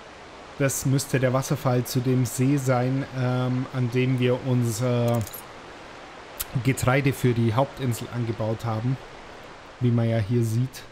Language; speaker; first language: German; native; German